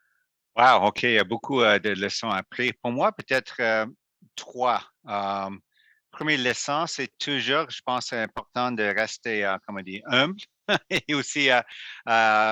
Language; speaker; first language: French; non-native, local second language; English